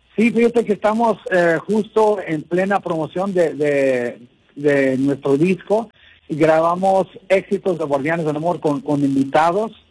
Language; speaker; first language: Spanish; early bilingual, heritage; Spanish